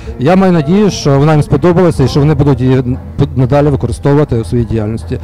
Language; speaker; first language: Ukrainian; native; Ukrainian